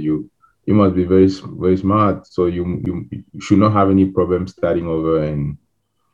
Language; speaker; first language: English; non-native, local second language; French